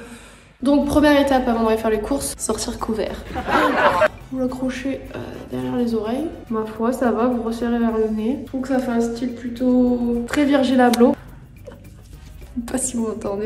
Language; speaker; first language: French; native; French